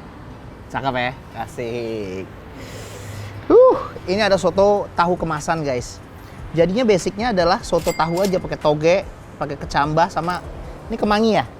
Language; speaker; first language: Indonesian; native; Indonesian